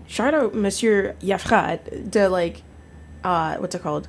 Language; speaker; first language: English; native; English